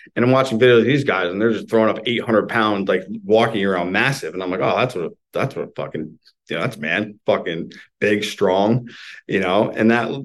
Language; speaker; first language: English; native; English